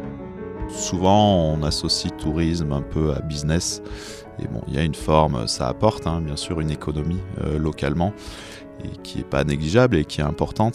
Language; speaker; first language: French; native; French